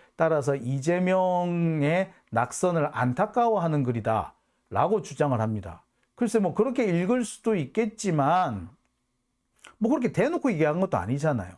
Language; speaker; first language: Korean; native; Korean